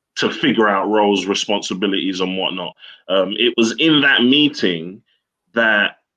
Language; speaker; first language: English; native; English